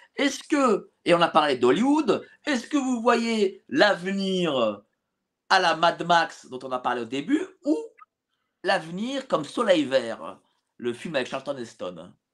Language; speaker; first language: French; native; French